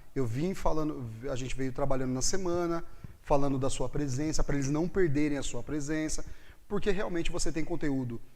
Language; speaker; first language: Portuguese; native; Portuguese